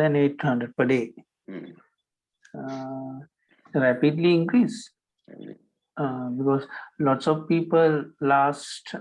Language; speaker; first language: English; non-native, learner; Sinhala